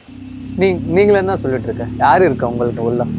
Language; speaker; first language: Tamil; non-native, learner; Telugu